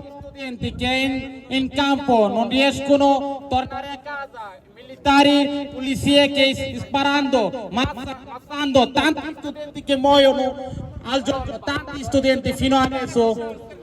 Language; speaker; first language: Italian; non-native, learner; Bangla